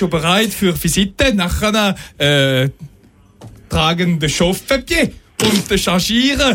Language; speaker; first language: German; non-native, learner; French